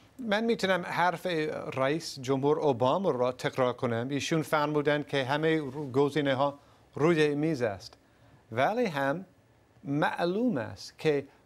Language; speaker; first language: Persian; non-native, fluent; English